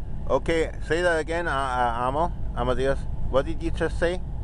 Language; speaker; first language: English; non-native, fluent; German